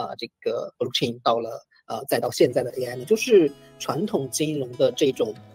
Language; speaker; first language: Chinese; native; Chinese